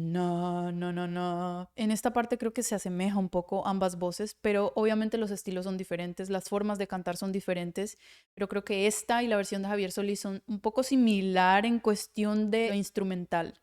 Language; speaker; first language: Spanish; native; Spanish